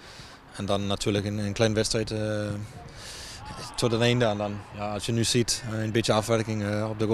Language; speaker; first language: Dutch; non-native, fluent; Danish